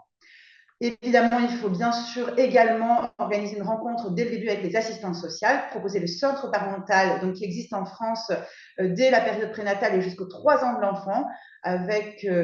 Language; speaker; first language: French; native; French